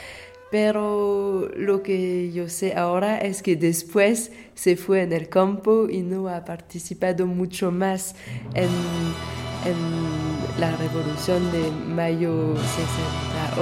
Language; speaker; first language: Spanish; non-native, fluent; French